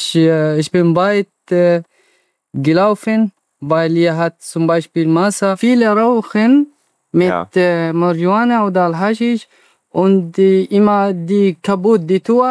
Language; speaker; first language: German; non-native, learner; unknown